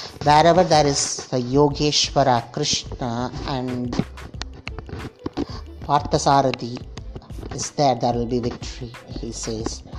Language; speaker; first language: English; non-native, local second language; Tamil